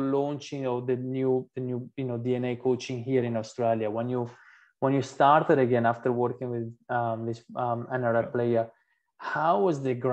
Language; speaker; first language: English; non-native, fluent; Italian